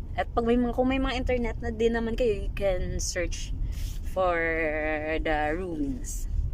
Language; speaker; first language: Filipino; non-native, local second language; Hiligaynon